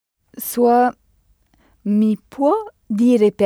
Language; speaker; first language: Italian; non-native, learner; French